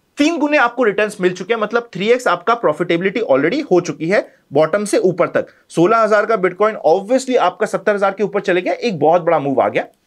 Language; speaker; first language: Hindi; native; Hindi